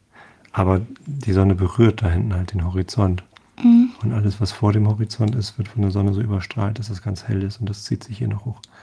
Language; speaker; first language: German; native; German